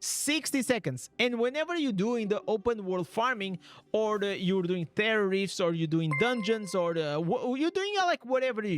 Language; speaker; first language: English; non-native, fluent; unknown